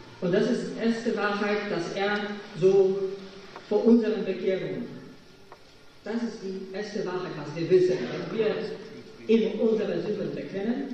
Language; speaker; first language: German; non-native, fluent; Polish